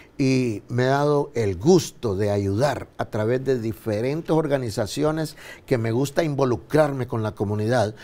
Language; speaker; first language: Spanish; native; Spanish